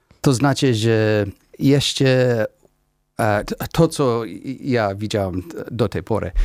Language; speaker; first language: Polish; non-native, learner; English